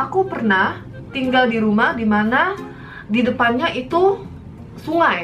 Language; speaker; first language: Indonesian; early bilingual, heritage; Korean